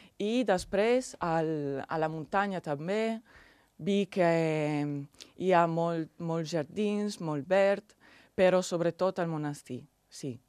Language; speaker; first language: Catalan; non-native, learner; Italian